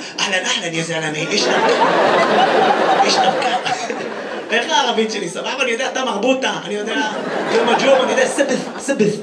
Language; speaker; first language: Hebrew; native; Hebrew